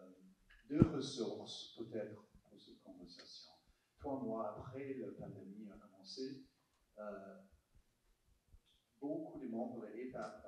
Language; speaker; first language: French; non-native, learner; English